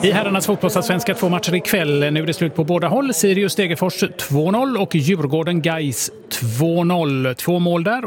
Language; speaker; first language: Swedish; native; Swedish